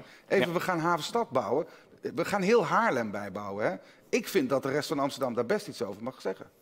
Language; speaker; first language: Dutch; native; Dutch